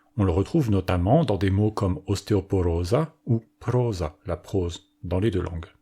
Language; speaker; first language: French; native; French